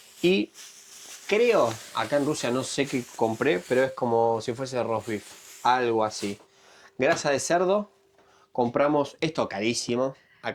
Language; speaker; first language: Spanish; native; Spanish